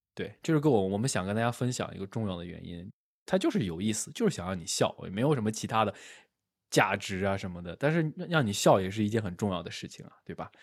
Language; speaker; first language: Chinese; native; Chinese